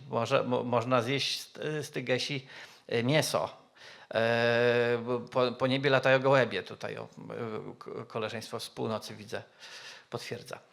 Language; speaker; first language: Polish; native; Polish